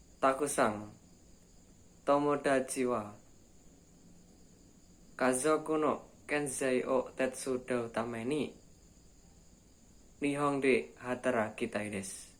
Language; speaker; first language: Japanese; non-native, learner; Indonesian